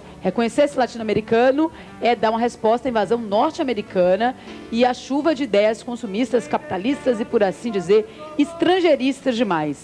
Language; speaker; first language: Portuguese; native; Portuguese